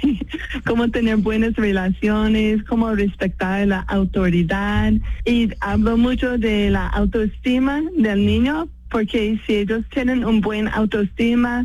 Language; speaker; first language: Spanish; non-native, fluent; English